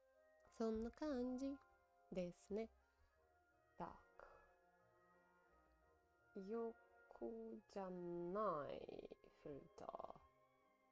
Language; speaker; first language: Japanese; non-native, learner; Russian